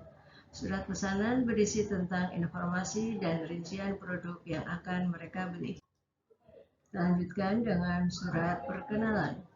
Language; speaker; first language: Indonesian; native; Indonesian